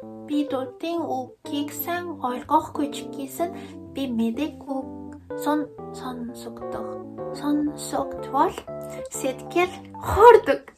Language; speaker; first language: Mongolian; non-native, learner; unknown